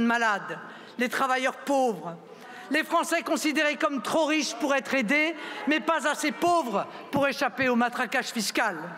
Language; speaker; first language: French; native; French